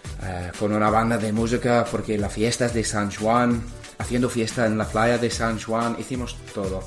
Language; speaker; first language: Spanish; non-native, learner; English